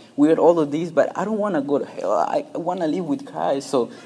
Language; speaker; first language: English; non-native, fluent; Spanish